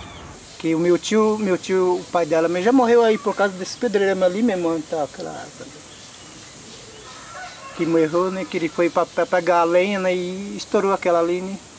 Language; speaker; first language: Portuguese; non-native, local second language; Guarani